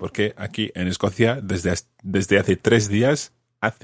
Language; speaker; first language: Spanish; non-native, fluent; English